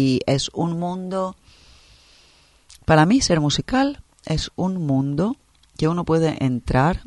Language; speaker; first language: Spanish; non-native, fluent; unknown